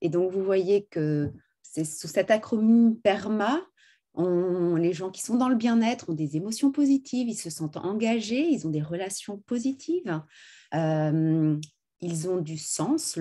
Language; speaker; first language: French; native; French